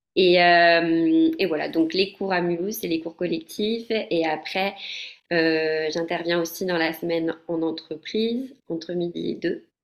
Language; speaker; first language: French; non-native, fluent; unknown